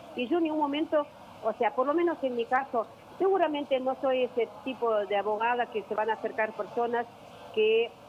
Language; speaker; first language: Spanish; non-native, fluent; Russian